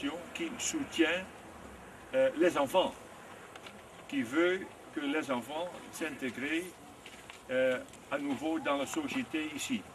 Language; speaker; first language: French; non-native, fluent; Dutch